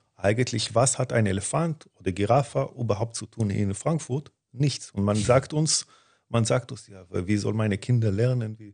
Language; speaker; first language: German; non-native, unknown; Hebrew